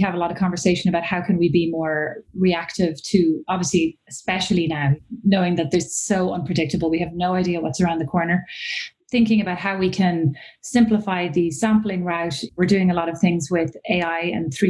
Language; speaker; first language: English; native; English